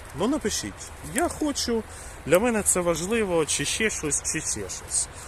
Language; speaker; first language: Ukrainian; non-native, local second language; Russian